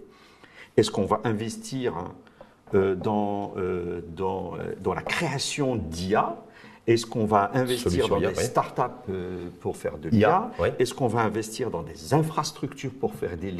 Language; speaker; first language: French; non-native, local second language; Arabic